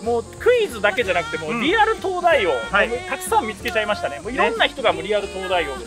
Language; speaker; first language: Japanese; native; Japanese